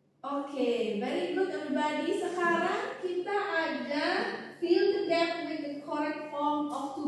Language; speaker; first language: English; non-native, fluent; Indonesian